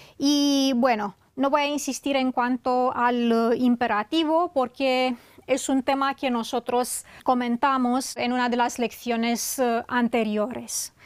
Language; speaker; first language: Spanish; non-native, fluent; Romanian